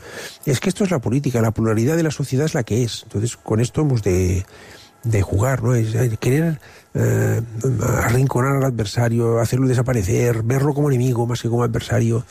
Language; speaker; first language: Spanish; non-native, local second language; Catalan